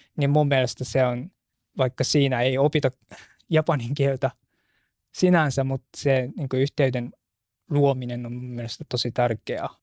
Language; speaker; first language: Finnish; non-native, fluent; Japanese